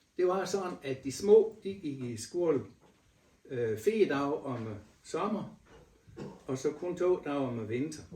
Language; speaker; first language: Danish; native; Danish